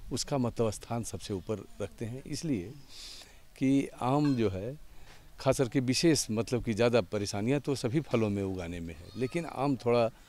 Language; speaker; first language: Hindi; native; Hindi